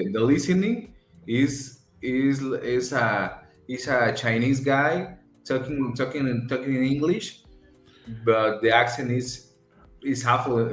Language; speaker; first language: English; non-native, learner; Spanish